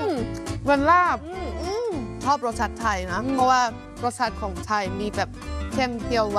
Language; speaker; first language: Thai; non-native, fluent; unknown